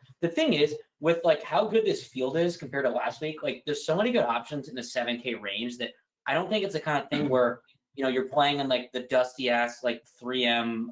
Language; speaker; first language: English; native; English